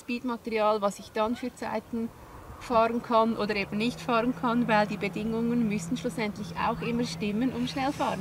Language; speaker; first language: German; native; German